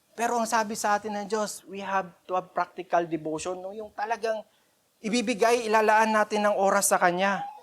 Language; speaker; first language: Filipino; non-native, local second language; Cebuano